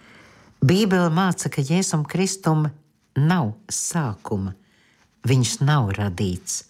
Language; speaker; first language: Latvian; native; Latvian